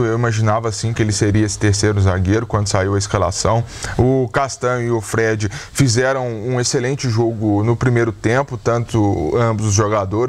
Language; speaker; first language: Portuguese; native; Portuguese